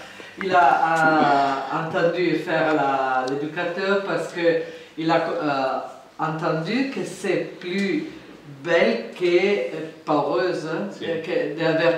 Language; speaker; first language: French; non-native, fluent; Italian